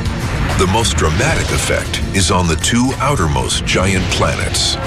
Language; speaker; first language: English; native; English